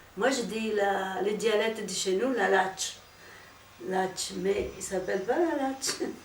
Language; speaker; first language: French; non-native, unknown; Italian